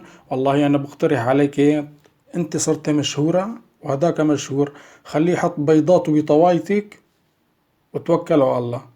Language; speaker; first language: Arabic; native; Arabic